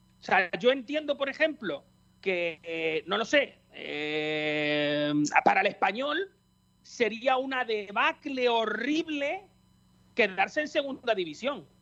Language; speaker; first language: Spanish; native; Spanish